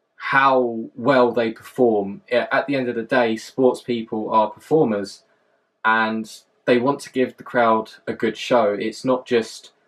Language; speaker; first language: English; native; English